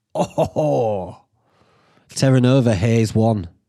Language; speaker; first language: English; native; English